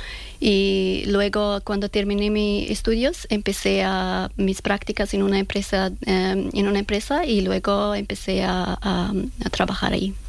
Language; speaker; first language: Spanish; non-native, fluent; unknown